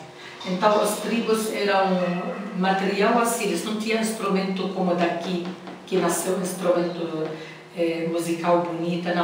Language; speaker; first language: Portuguese; non-native, learner; Arabic